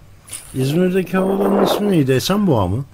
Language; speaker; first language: Turkish; native; Turkish